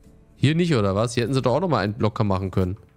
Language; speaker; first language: German; native; German